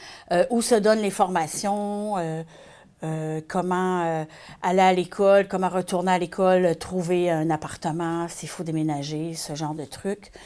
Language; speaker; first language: French; native; French